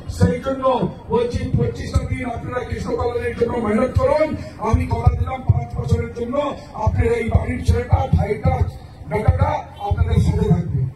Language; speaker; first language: Bangla; non-native, local second language; Hindi